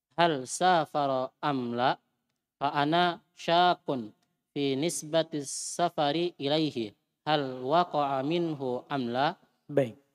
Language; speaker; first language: Arabic; non-native, fluent; Indonesian